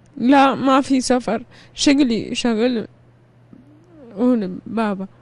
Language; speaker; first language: Arabic; non-native, learner; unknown